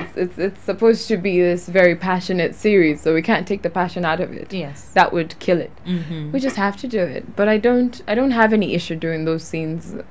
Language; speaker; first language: English; non-native, local second language; Ganda